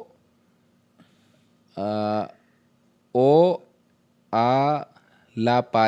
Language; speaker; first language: Spanish; non-native, learner; Hindi